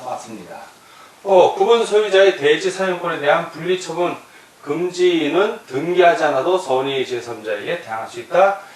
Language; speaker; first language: Korean; native; Korean